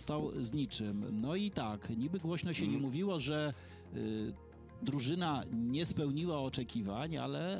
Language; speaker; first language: Polish; native; Polish